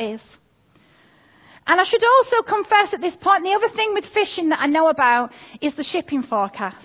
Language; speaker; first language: English; native; English